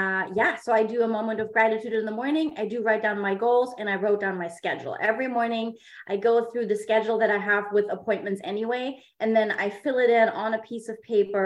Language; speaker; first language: English; non-native, fluent; German